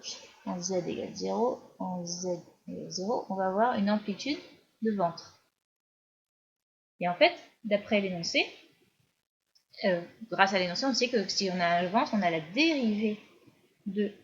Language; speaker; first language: French; native; French